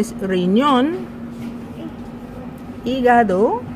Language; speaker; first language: Spanish; non-native, fluent; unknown